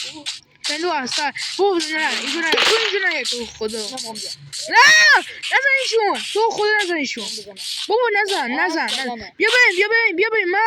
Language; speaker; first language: Persian; native; Persian